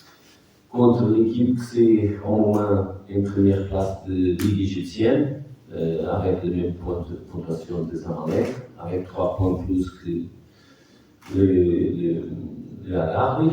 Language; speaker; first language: French; non-native, fluent; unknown